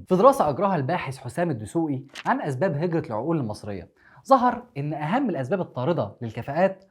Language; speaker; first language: Arabic; native; Arabic